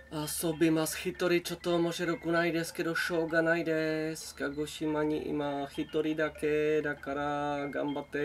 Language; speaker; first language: Japanese; non-native, learner; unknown